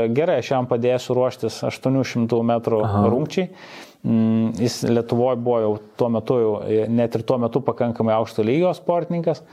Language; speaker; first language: Lithuanian; native; Lithuanian